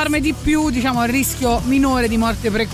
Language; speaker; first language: Italian; native; Italian